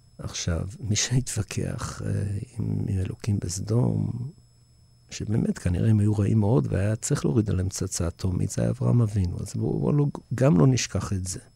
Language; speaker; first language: Hebrew; early bilingual, other home language; English